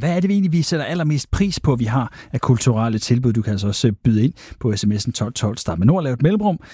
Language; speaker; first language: Danish; native; Danish